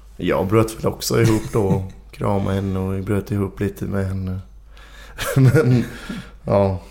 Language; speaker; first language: Swedish; native; Swedish